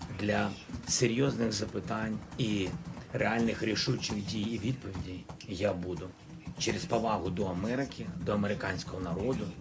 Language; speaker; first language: Ukrainian; non-native, local second language; Russian